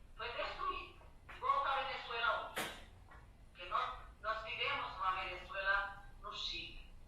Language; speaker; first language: Portuguese; non-native, fluent; Spanish